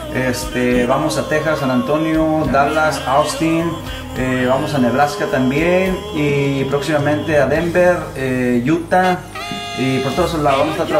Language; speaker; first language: Spanish; native; Spanish